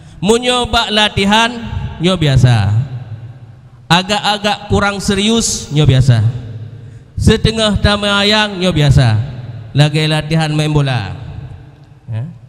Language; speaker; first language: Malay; non-native, local second language; Achinese